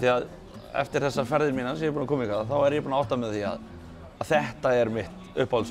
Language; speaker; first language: Icelandic; native; Icelandic